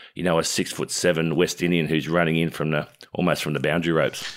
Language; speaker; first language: English; native; English